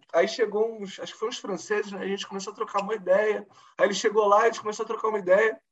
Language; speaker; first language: Portuguese; native; Portuguese